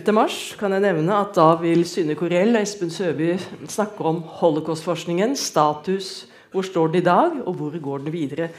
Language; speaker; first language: Norwegian; native; Norwegian